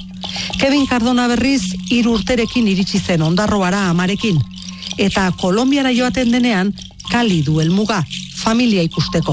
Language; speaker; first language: Basque; native; Basque